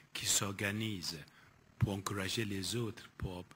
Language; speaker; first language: French; non-native, fluent; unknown